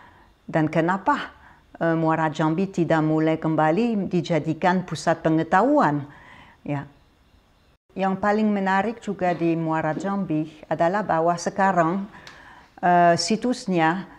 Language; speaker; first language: Indonesian; non-native, fluent; French